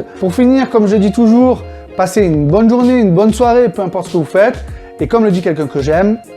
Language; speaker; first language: French; native; French